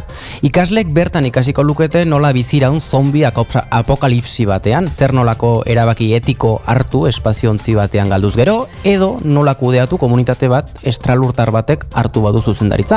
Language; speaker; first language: Basque; native; Basque